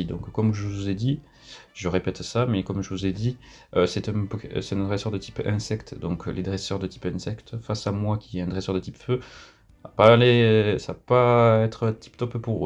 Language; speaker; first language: French; native; French